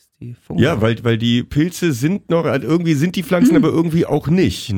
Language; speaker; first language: German; native; German